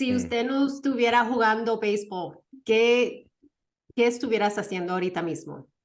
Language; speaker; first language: Spanish; early bilingual, heritage; Spanish